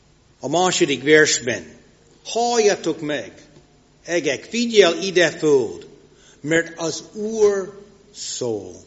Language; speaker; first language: Hungarian; non-native, fluent; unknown